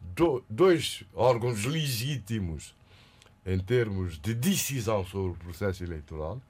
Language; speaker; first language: Portuguese; non-native, local second language; Kabuverdianu